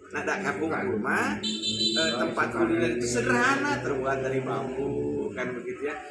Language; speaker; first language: Indonesian; non-native, local second language; Sundanese